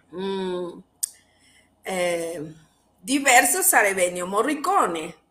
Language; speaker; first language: Italian; non-native, fluent; Spanish